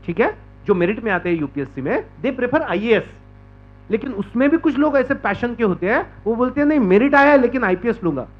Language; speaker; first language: Hindi; non-native, local second language; Marathi